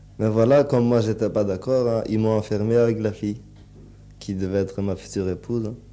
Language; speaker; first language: French; early bilingual, other home language; Turkish